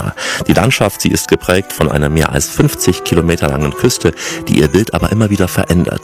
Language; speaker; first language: German; native; German